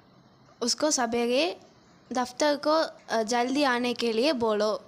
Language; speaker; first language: Hindi; non-native, learner; Tamil